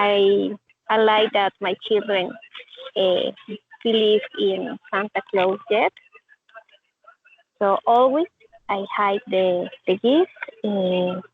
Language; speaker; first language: English; non-native, learner; Spanish